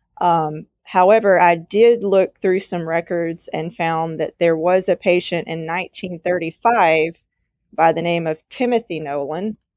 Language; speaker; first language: English; native; English